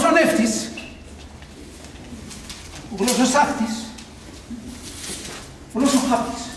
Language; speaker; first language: Greek; native; Greek